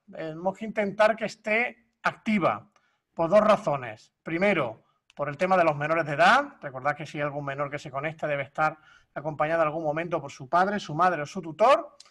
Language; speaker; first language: Spanish; native; Spanish